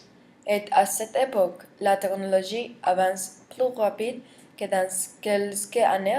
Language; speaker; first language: French; non-native, learner; Spanish